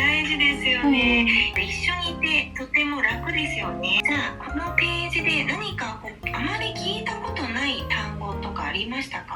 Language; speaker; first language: Japanese; native; Japanese